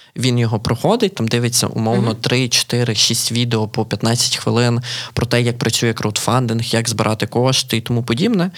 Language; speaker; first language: Ukrainian; native; Ukrainian